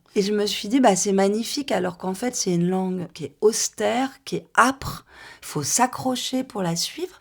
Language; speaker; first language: French; native; French